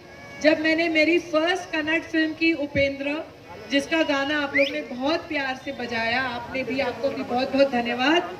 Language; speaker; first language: Hindi; native; Hindi